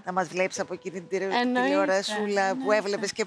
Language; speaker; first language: Greek; native; Greek